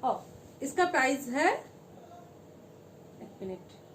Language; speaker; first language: Hindi; non-native, local second language; Bangla